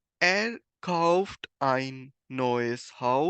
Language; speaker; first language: German; non-native, fluent; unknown